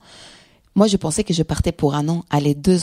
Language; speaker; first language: French; non-native, fluent; Greek